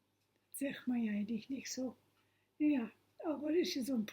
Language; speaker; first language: German; non-native, local second language; Low German